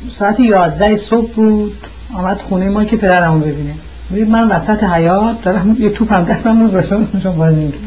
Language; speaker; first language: Persian; early bilingual, heritage; Persian